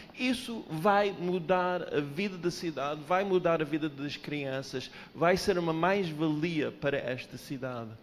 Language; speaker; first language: Portuguese; non-native, fluent; English